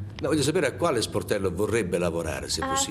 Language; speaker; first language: Italian; native; Italian